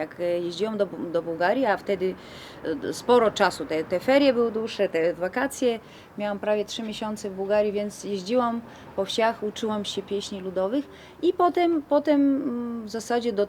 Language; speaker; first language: Polish; non-native, fluent; Bulgarian